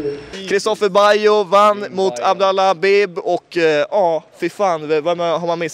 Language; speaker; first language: Swedish; native; Swedish